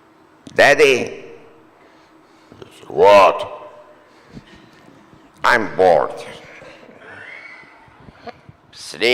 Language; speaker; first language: English; non-native, fluent; Polish